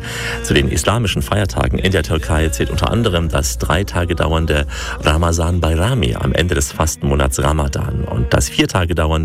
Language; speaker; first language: German; native; German